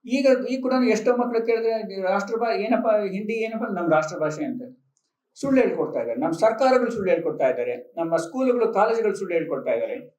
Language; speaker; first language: Kannada; non-native, local second language; Telugu